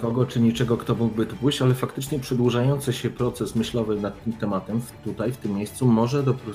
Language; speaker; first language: Polish; native; Polish